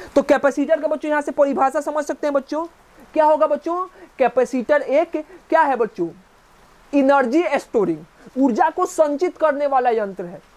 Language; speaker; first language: Hindi; native; Hindi